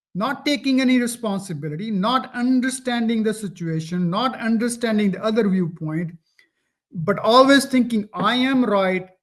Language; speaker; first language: English; non-native, local second language; Punjabi